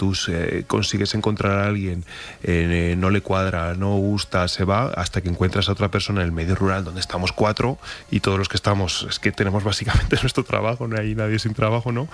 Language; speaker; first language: Spanish; native; Spanish